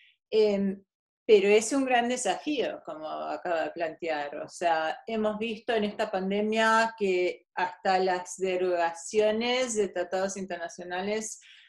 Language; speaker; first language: Spanish; non-native, fluent; English